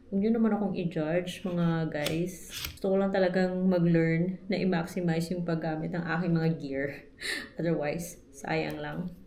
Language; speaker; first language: Filipino; non-native, local second language; Hiligaynon